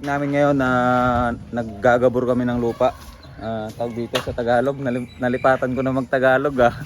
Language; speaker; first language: Filipino; non-native, local second language; Iloko